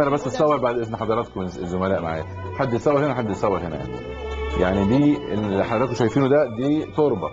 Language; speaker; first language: Arabic; native; Arabic